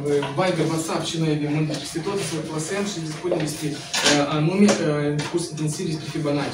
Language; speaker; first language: Romanian; non-native, local second language; Russian